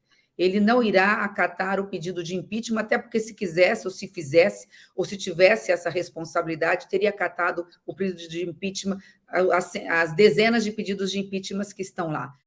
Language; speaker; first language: Portuguese; native; Portuguese